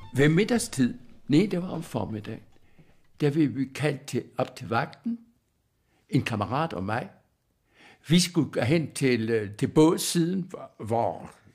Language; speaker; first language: Danish; early bilingual, heritage; German